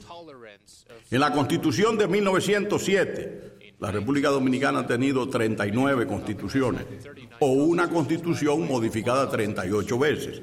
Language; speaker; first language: Spanish; native; Spanish